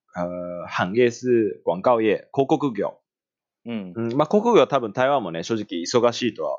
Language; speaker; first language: Chinese; non-native, fluent; Japanese